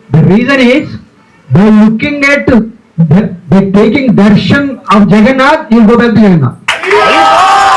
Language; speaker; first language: English; non-native, local second language; Telugu